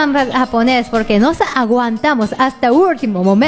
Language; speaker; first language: Spanish; non-native, fluent; Japanese